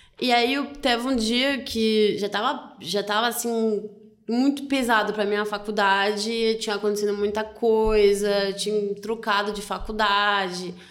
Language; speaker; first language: Portuguese; non-native, fluent; French